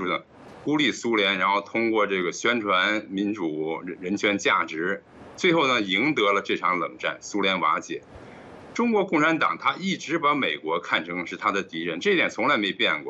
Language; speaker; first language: Chinese; native; Chinese